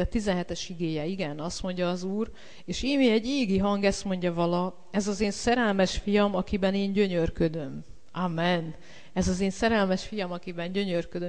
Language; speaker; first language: Hungarian; native; Hungarian